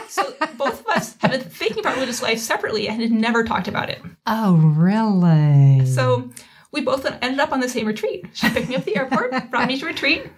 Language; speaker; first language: English; native; English